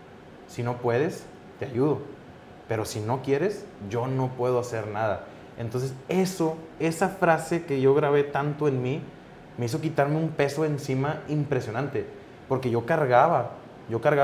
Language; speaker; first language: Spanish; native; Spanish